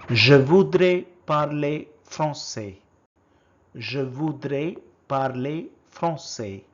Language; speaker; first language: French; non-native, fluent; Telugu